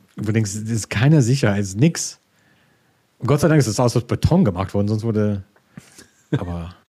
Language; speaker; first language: German; non-native, fluent; English